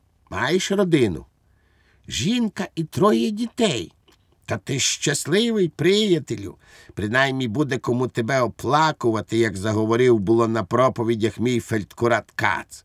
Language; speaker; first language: Ukrainian; native; Ukrainian